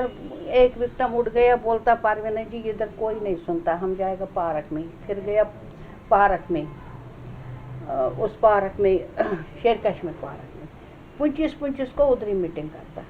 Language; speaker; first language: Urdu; non-native, local second language; Kashmiri